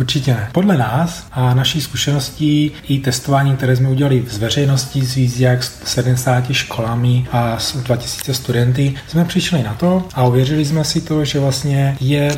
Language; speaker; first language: Czech; native; Czech